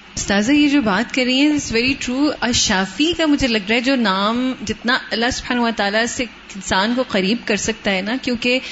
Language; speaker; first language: Urdu; non-native, local second language; Punjabi